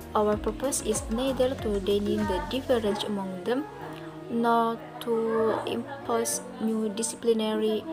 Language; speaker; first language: English; non-native, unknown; Indonesian